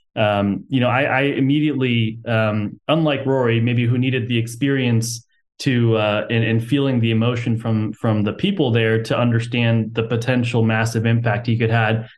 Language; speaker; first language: English; native; English